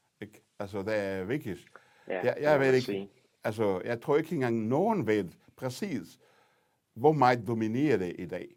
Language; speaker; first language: Danish; non-native, fluent; Portuguese